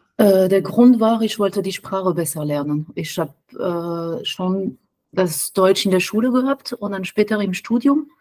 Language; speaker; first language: German; non-native, fluent; French